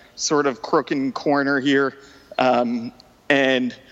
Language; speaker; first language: English; non-native, fluent; French